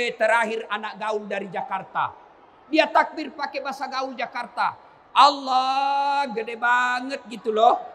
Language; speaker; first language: Indonesian; native; Indonesian